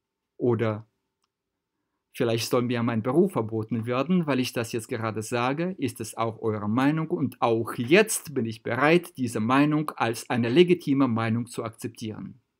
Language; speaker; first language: German; non-native, fluent; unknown